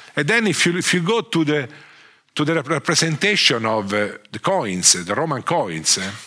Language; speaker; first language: English; non-native, fluent; Italian